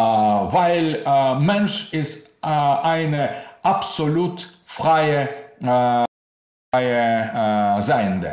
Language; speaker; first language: German; non-native, learner; Russian